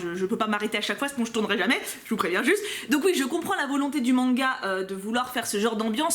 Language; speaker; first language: French; native; French